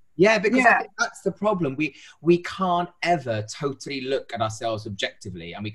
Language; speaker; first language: English; native; English